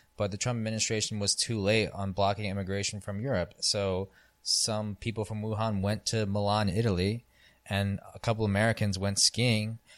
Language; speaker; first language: English; native; English